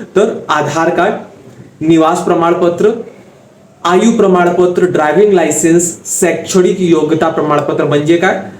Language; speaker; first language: Marathi; non-native, local second language; Hindi